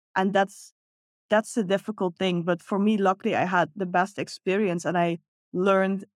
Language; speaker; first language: English; non-native, fluent; Dutch